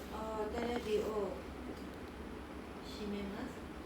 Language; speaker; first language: Japanese; non-native, learner; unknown